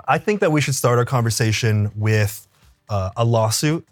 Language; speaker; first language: English; native; English